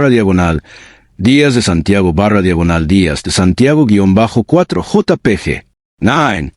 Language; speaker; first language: Spanish; native; Spanish